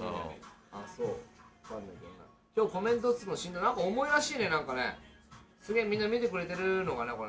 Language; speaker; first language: Japanese; native; Japanese